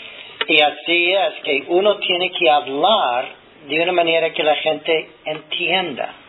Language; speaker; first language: Spanish; non-native, fluent; English